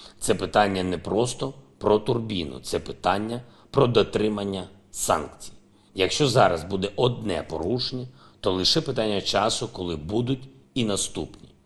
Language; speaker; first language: Ukrainian; non-native, local second language; Russian